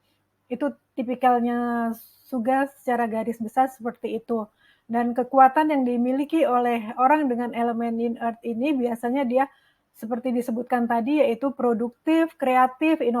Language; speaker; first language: Indonesian; native; Indonesian